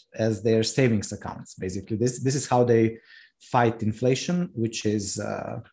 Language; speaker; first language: English; non-native, fluent; Croatian